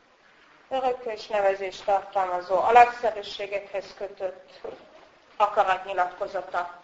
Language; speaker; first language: Hungarian; native; Hungarian